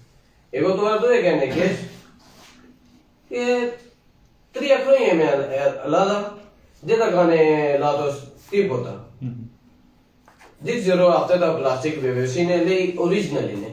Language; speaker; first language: Greek; non-native, learner; Punjabi